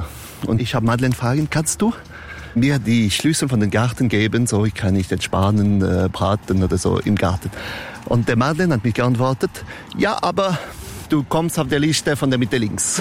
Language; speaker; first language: German; non-native, local second language; French